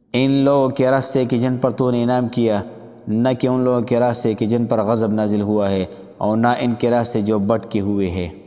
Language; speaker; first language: Urdu; non-native, local second language; Pashto